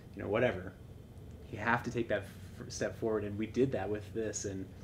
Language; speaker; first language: English; native; English